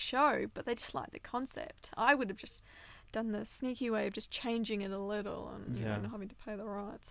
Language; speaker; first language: English; native; English